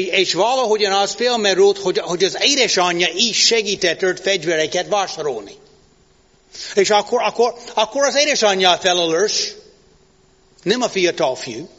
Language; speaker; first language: Hungarian; non-native, fluent; English